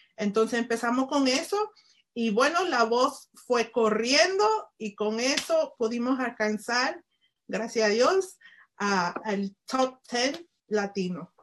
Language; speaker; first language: Spanish; early bilingual, heritage; Spanish